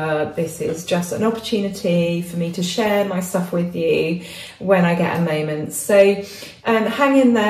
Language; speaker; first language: English; native; English